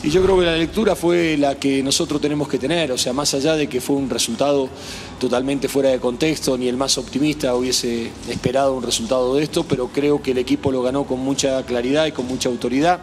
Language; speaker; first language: Spanish; native; Spanish